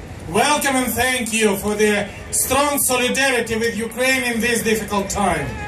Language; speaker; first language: English; non-native, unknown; Ukrainian